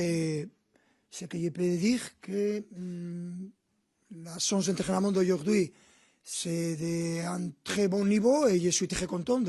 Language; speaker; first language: French; non-native, fluent; Spanish